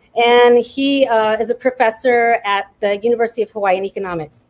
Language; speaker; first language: English; native; English